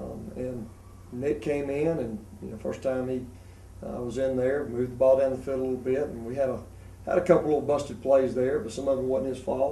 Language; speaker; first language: English; native; English